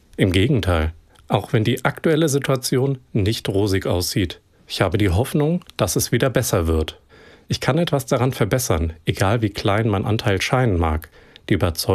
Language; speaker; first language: German; native; German